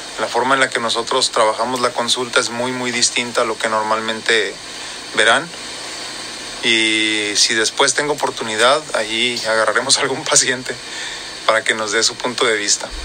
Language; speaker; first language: Spanish; native; Spanish